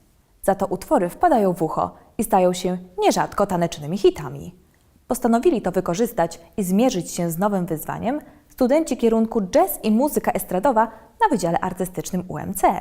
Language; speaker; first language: Polish; native; Polish